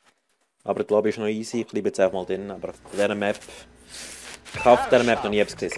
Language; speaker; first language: German; native; German